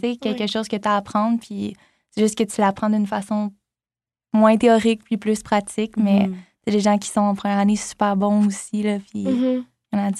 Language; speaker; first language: French; native; French